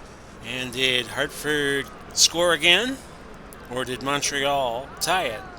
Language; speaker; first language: English; native; English